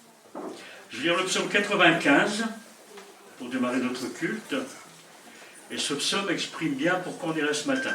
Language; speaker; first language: French; native; French